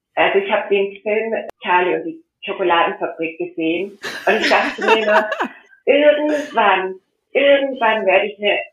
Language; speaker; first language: German; early bilingual, heritage; German